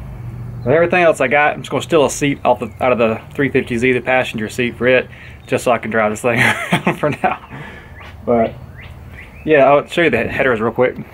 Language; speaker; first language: English; native; English